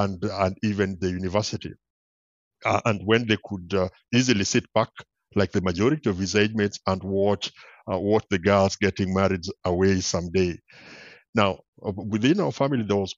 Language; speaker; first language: English; non-native, local second language; Luo (Kenya and Tanzania)